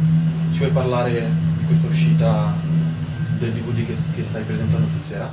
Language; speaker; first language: Italian; native; Italian